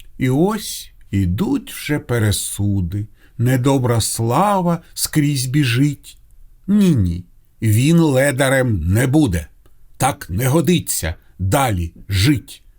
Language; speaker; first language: Ukrainian; non-native, local second language; Russian